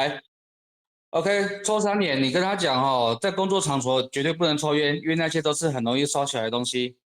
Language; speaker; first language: Chinese; native; Chinese